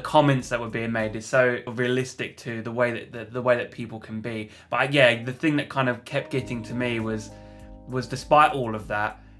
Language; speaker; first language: English; native; English